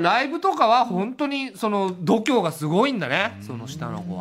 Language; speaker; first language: Japanese; native; Japanese